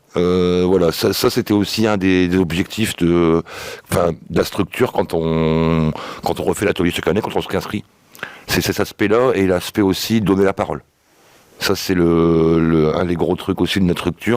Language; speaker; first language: French; native; French